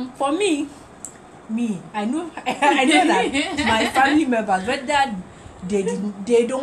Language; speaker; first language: English; non-native, local second language; Yoruba